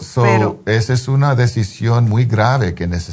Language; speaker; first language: Spanish; early bilingual, heritage; Spanish